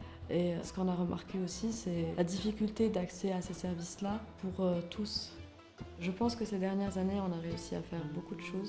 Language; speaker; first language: French; non-native, local second language; Arabic